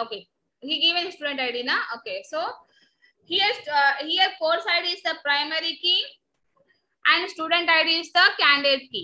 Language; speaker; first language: English; non-native, local second language; Telugu